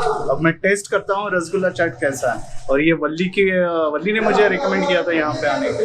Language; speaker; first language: Hindi; native; Hindi